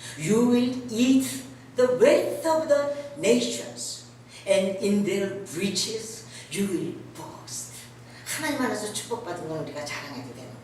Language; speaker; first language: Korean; native; Korean